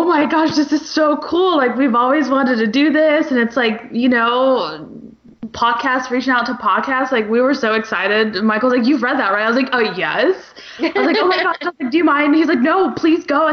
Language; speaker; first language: English; native; English